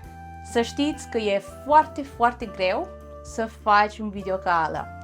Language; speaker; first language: Romanian; non-native, fluent; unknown